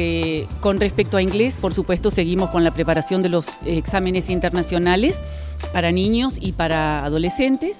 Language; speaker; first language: Spanish; native; Spanish